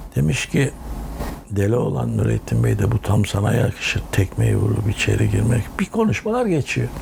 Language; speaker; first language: Turkish; native; Turkish